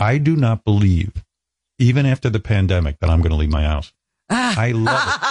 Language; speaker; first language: English; native; English